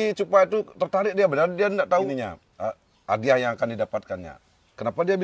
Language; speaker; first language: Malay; non-native, local second language; Balinese